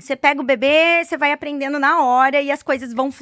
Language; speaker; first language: Portuguese; native; Portuguese